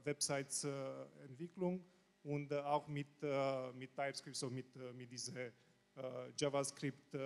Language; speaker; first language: German; non-native, learner; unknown